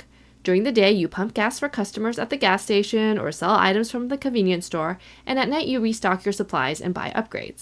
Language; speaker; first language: English; native; English